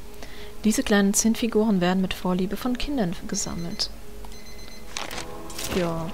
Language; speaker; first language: German; native; German